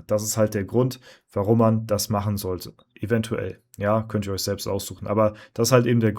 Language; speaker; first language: German; native; German